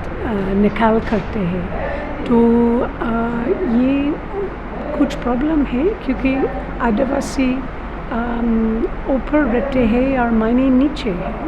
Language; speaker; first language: Hindi; non-native, learner; English